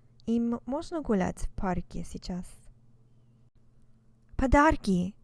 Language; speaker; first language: Russian; non-native, fluent; English